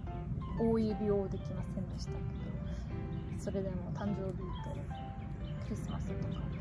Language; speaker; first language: Japanese; non-native, learner; German